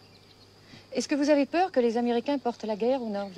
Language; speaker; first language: French; native; French